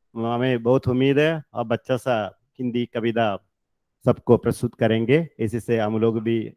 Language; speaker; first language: Hindi; non-native, local second language; Malayalam